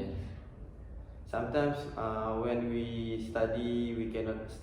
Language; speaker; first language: English; non-native, learner; Malay